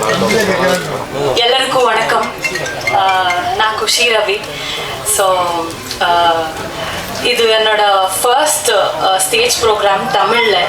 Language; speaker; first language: Tamil; non-native, learner; Kannada